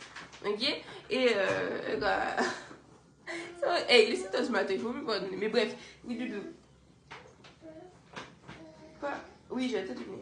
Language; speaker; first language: French; native; French